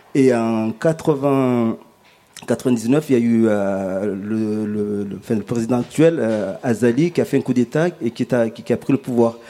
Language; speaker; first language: French; early bilingual, other home language; Ngazidja Comorian